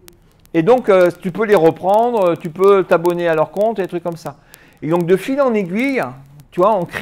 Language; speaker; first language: French; native; French